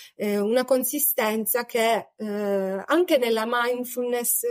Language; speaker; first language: Italian; native; Italian